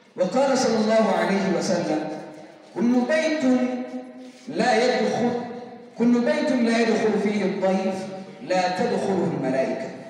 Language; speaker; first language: Arabic; non-native, learner; Hausa